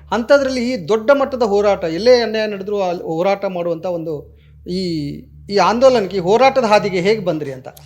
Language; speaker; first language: Kannada; native; Kannada